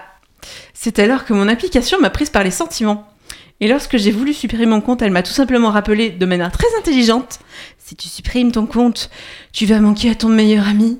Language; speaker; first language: French; native; French